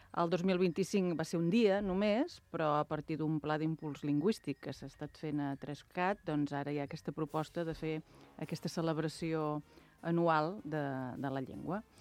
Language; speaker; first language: Catalan; native; Catalan